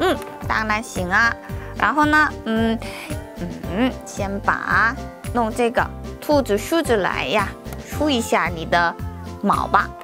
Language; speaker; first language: Chinese; non-native, fluent; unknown